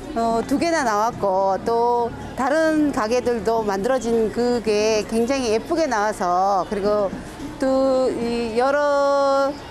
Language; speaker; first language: Korean; non-native, fluent; Nepali